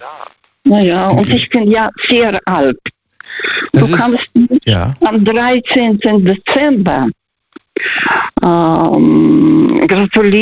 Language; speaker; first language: German; early bilingual, heritage; Russian